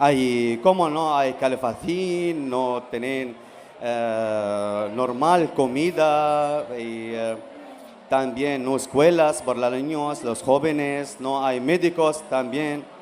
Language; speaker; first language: Spanish; non-native, learner; Arabic